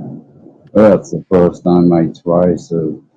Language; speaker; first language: English; non-native, learner; Dutch